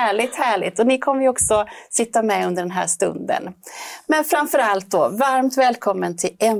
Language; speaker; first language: Swedish; native; Swedish